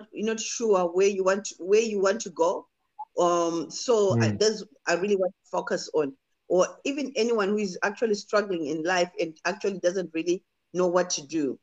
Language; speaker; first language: English; non-native, local second language; Shona